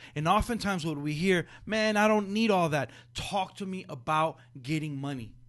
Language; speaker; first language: English; early bilingual, other home language; Spanish